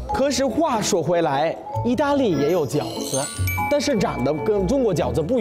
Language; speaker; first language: Chinese; non-native, fluent; Italian